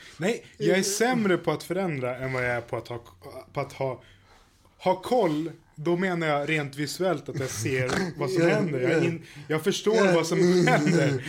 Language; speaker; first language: Swedish; native; Swedish